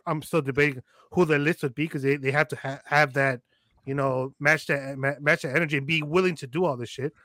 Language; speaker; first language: English; early bilingual, other home language; Spanish